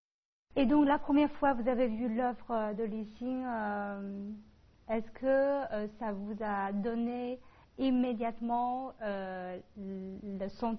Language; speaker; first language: French; non-native, fluent; Chinese